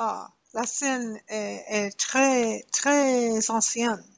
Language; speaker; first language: French; non-native, learner; English